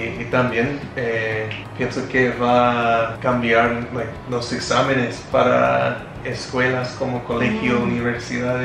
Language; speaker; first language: Spanish; non-native, fluent; English